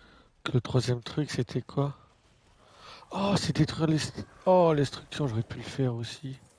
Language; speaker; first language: French; native; French